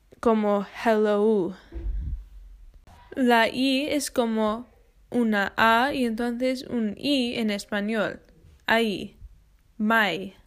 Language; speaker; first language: Spanish; non-native, learner; English